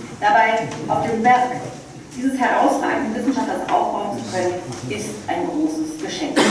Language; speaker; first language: German; native; German